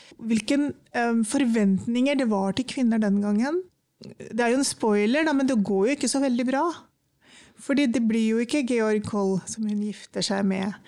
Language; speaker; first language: Norwegian; early bilingual, other home language; Urdu